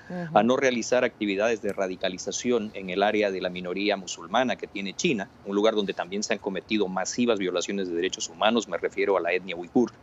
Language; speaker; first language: Spanish; native; Spanish